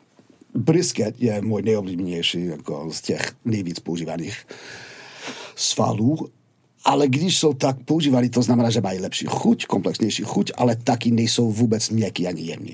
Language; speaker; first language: Czech; non-native, fluent; English